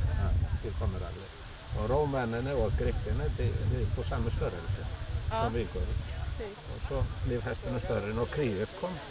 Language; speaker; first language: Swedish; non-native, learner; Icelandic